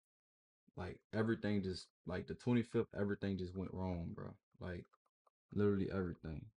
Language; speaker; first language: English; native; English